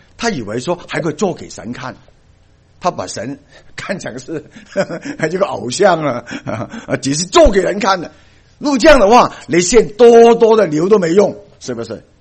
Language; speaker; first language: Chinese; non-native, local second language; Cantonese